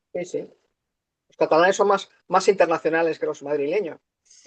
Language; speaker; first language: Spanish; native; Spanish